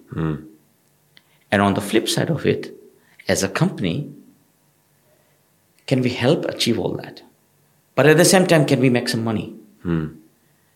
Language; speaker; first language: English; non-native, local second language; Gujarati